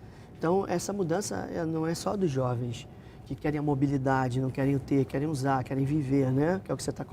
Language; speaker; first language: Portuguese; native; Portuguese